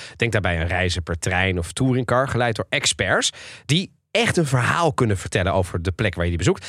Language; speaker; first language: Dutch; early bilingual, other home language; Italian